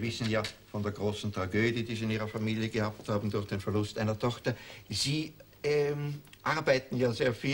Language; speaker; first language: German; native; German